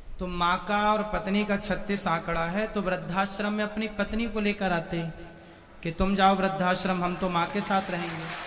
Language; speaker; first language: Hindi; native; Hindi